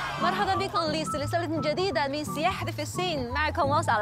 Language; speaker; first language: Arabic; non-native, learner; Chinese